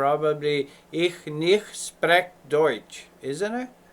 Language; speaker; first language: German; non-native, learner; Portuguese